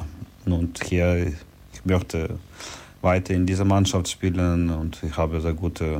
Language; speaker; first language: German; non-native, learner; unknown